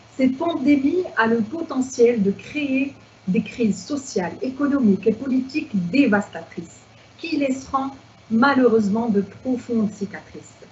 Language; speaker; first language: French; non-native, local second language; Arabic